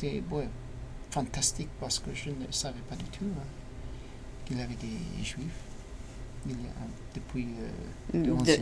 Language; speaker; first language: French; non-native, learner; English